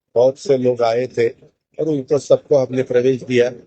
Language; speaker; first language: Hindi; non-native, local second language; Marathi